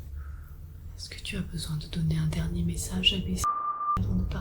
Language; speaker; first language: French; native; French